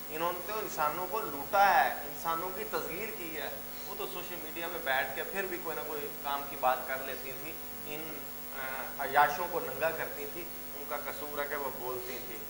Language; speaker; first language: Urdu; non-native, local second language; Punjabi